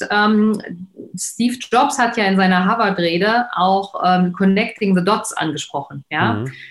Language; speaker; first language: German; native; German